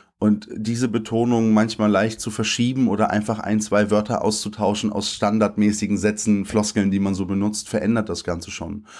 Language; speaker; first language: German; native; German